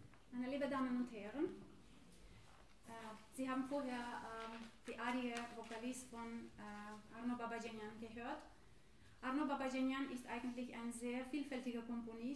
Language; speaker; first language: German; non-native, fluent; Armenian